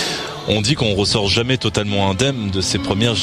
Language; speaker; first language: French; native; French